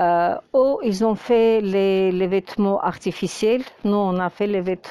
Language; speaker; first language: French; non-native, fluent; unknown